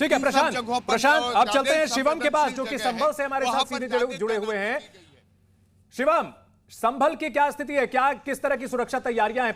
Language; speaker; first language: Hindi; native; Hindi